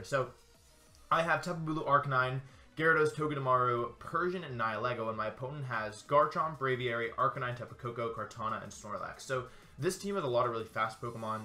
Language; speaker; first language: English; native; English